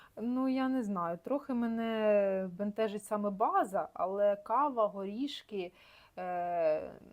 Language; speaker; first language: Ukrainian; native; Ukrainian